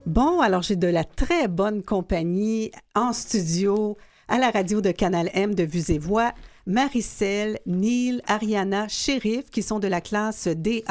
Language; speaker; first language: French; native; French